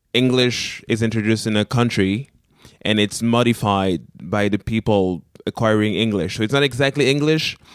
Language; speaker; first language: English; non-native, local second language; French